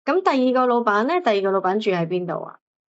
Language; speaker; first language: Cantonese; native; Cantonese